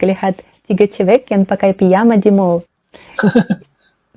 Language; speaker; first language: Indonesian; non-native, learner; Russian